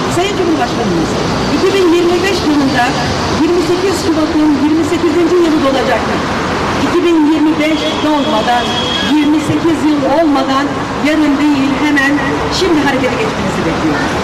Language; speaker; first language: Turkish; native; Turkish